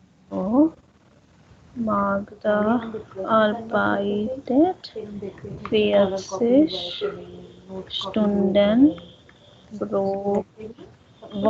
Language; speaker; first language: German; non-native, learner; Hindi